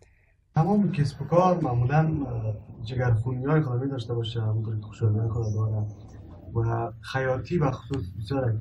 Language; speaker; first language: Persian; native; Persian